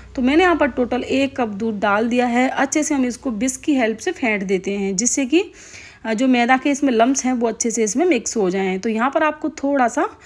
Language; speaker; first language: Hindi; native; Hindi